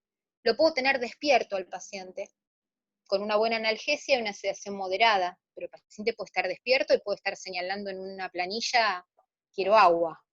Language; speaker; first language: Spanish; native; Spanish